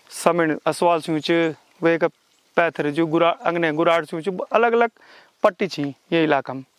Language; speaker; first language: Hindi; non-native, local second language; Garhwali